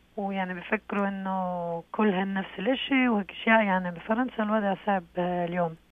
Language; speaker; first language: Arabic; early bilingual, heritage; Arabic